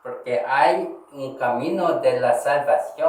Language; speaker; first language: Spanish; non-native, learner; Korean